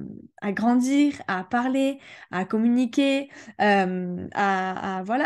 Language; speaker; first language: French; native; French